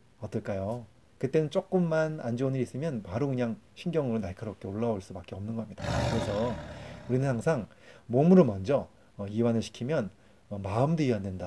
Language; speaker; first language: Korean; native; Korean